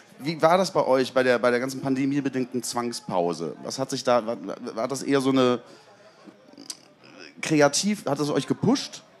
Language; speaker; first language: German; native; German